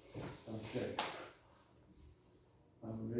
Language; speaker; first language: English; non-native, learner; Turkish